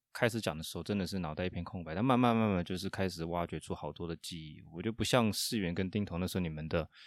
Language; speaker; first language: Chinese; early bilingual, heritage; Chinese